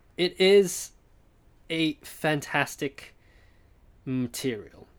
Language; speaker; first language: English; non-native, fluent; Chinese